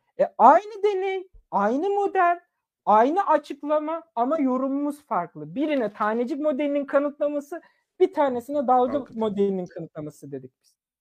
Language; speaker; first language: Turkish; early bilingual, other home language; German